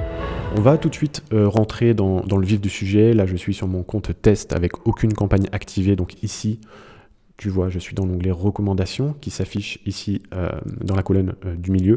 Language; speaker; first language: French; native; French